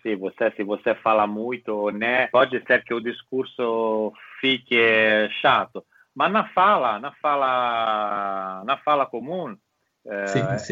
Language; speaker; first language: Portuguese; non-native, fluent; Italian